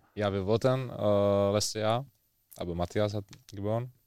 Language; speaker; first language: German; non-native, fluent; Czech